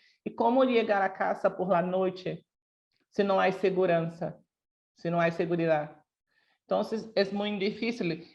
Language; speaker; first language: Spanish; non-native, local second language; Portuguese